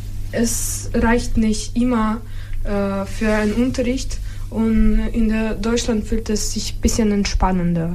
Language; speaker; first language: German; non-native, fluent; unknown